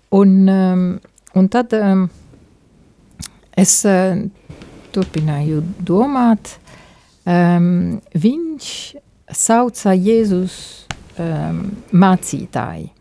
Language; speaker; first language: Latvian; non-native, fluent; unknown